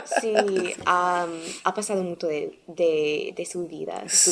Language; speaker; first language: Spanish; non-native, learner; English